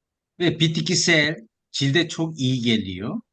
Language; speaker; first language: Turkish; non-native, fluent; Korean